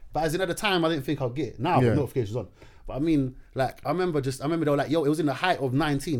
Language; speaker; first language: English; non-native, local second language; Arabic